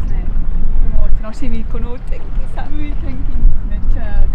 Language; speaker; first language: Japanese; non-native, learner; English